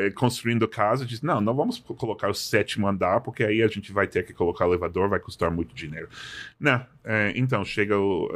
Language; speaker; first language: Portuguese; non-native, fluent; English